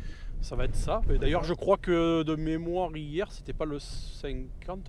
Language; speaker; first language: French; native; French